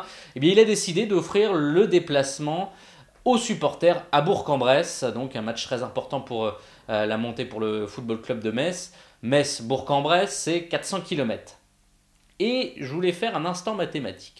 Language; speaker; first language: French; native; French